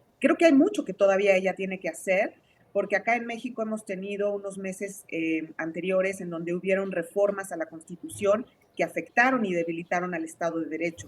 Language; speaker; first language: Spanish; native; Spanish